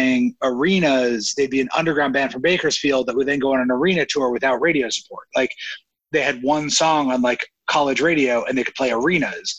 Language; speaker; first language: English; native; English